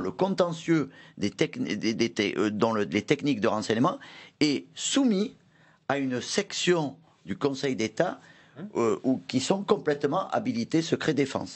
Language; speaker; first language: French; native; French